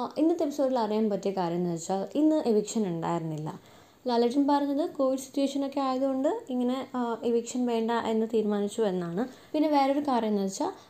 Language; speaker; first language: Malayalam; native; Malayalam